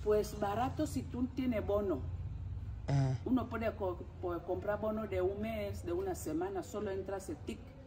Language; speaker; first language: Spanish; non-native, fluent; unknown